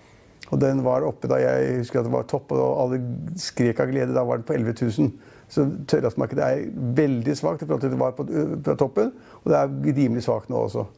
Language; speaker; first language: Norwegian; native; Norwegian